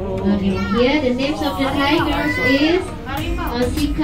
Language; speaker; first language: English; non-native, fluent; Indonesian